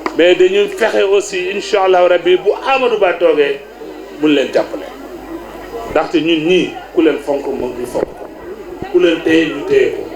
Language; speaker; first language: Wolof; non-native, local second language; Fula